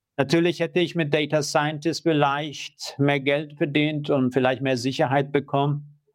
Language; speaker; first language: German; non-native, fluent; Persian